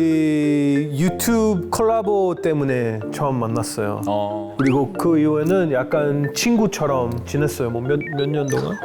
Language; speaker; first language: Korean; non-native, fluent; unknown